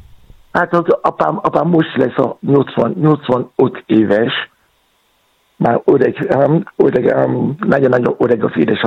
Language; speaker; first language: Hungarian; non-native, fluent; Yoruba